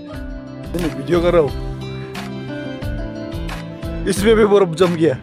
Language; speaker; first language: Hindi; non-native, local second language; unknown